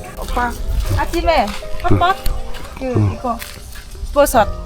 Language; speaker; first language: Korean; non-native, learner; Vietnamese